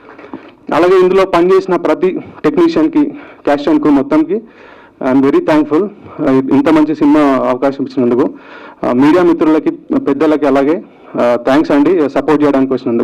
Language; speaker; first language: Telugu; native; Telugu